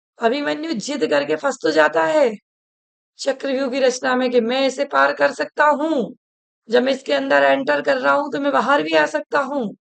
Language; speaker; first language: Hindi; native; Hindi